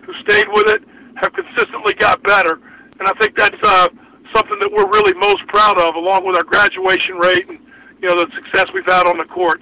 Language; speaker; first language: English; native; English